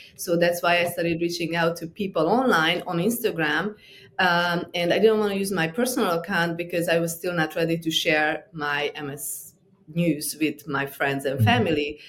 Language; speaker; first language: English; non-native, fluent; Romanian